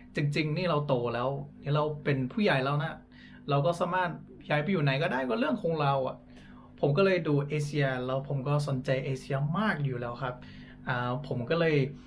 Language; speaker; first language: Thai; non-native, fluent; English